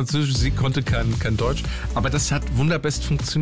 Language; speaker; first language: German; native; German